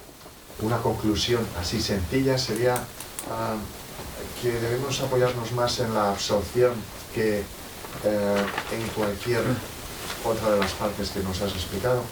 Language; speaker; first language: Spanish; native; Spanish